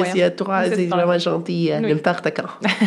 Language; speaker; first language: French; non-native, fluent; English